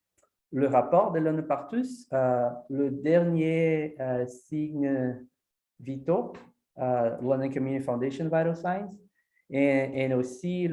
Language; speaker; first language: French; non-native, fluent; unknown